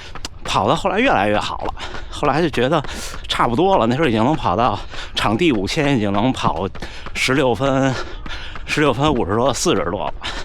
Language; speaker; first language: Chinese; native; Chinese